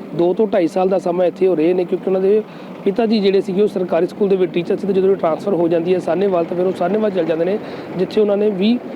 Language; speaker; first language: Punjabi; native; Punjabi